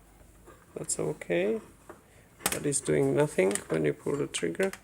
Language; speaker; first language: English; non-native, fluent; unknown